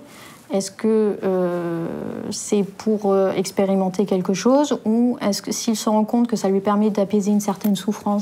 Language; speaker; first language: French; native; French